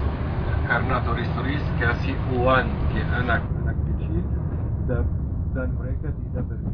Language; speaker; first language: Indonesian; non-native, fluent; Arabic